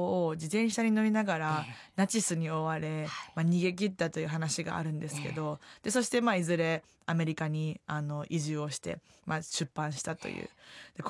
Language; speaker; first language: Japanese; native; Japanese